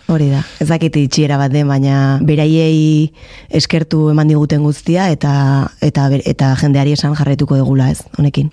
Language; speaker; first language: Basque; native; Basque